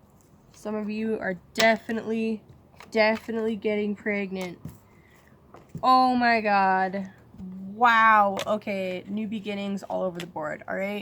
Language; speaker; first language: English; native; English